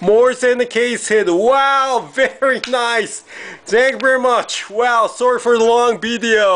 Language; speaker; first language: English; non-native, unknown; Japanese